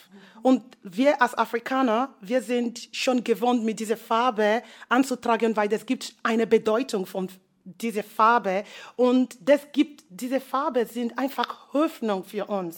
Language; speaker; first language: German; non-native, learner; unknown